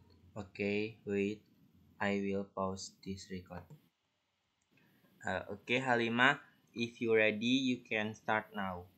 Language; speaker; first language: English; non-native, learner; Indonesian